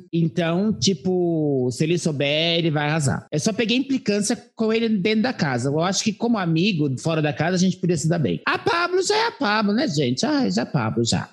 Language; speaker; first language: Portuguese; native; Portuguese